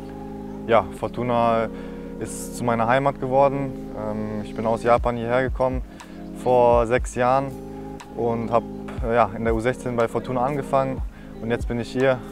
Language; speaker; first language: German; non-native, fluent; Japanese